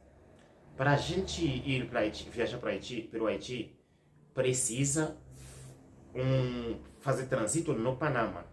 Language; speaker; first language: Portuguese; non-native, learner; Haitian Creole